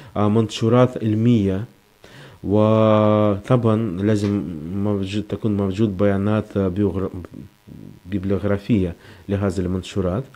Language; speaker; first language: Arabic; non-native, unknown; Russian